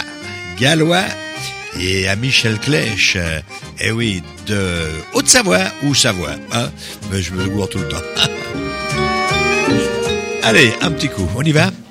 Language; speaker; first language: French; native; French